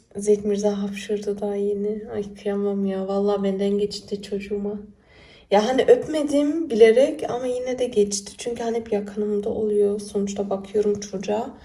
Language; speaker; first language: Turkish; early bilingual, heritage; Turkish